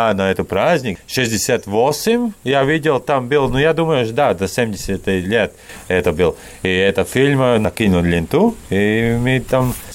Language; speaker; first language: Russian; non-native, learner; Latvian